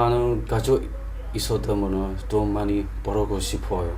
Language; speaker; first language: Korean; non-native, learner; Burmese